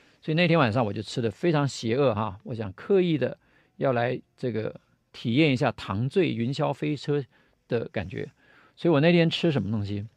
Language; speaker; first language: Chinese; native; Chinese